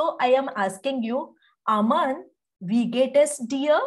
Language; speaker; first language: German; non-native, fluent; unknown